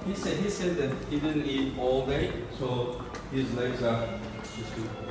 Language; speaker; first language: English; non-native, fluent; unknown